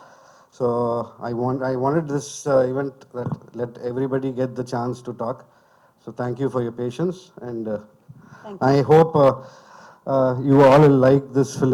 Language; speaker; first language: Telugu; native; Telugu